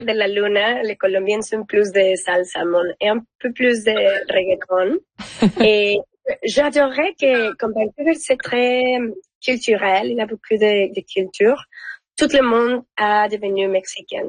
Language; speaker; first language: French; non-native, learner; Spanish